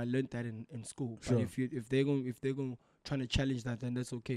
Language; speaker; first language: English; non-native, local second language; Zulu